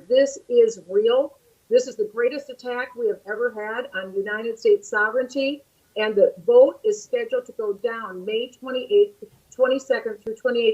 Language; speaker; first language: English; native; English